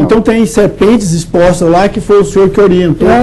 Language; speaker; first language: Portuguese; native; Portuguese